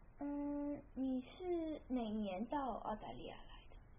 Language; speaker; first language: Chinese; early bilingual, heritage; Chinese